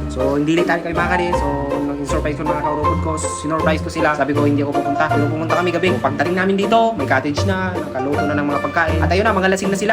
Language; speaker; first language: Filipino; non-native, local second language; Masbatenyo